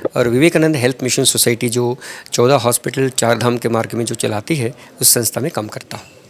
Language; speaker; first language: Hindi; non-native, local second language; Telugu